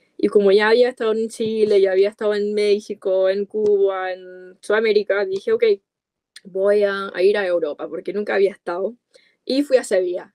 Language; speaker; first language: Spanish; non-native, fluent; English